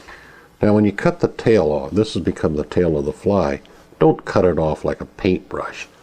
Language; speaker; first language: English; native; English